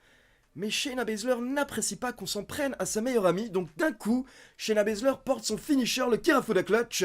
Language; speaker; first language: French; native; French